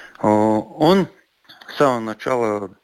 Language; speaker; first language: Russian; non-native, local second language; Latvian